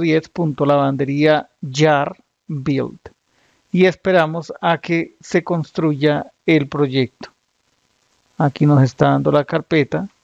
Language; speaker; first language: Spanish; native; Spanish